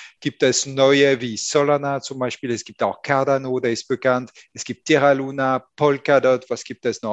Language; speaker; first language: German; non-native, fluent; French